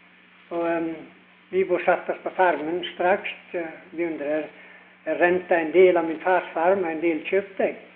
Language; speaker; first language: Norwegian; early bilingual, heritage; Norwegian